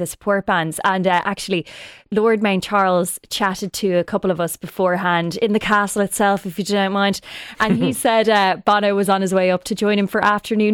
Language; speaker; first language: English; native; English